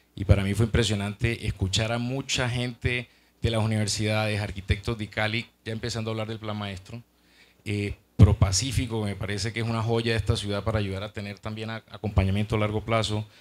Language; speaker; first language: Spanish; native; Spanish